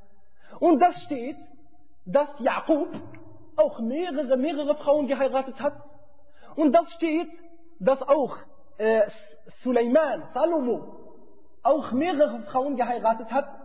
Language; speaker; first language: German; non-native, fluent; Arabic